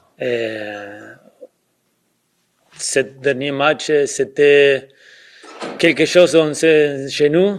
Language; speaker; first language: French; non-native, fluent; Spanish